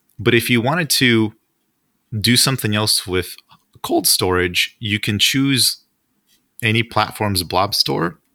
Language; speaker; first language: English; non-native, fluent; Russian